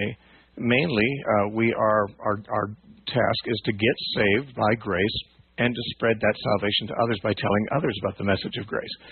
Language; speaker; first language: English; native; English